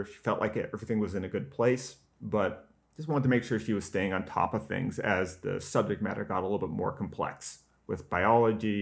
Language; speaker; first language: English; native; English